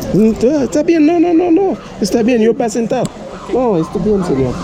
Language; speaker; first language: Spanish; non-native, learner; Haitian Creole